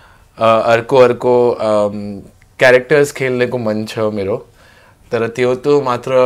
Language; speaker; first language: Nepali; non-native, learner; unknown